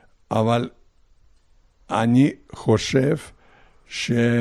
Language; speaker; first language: Hebrew; non-native, fluent; Polish